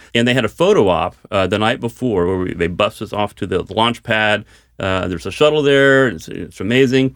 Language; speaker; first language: English; native; English